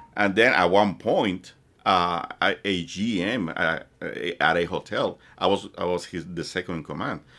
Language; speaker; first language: English; non-native, fluent; Spanish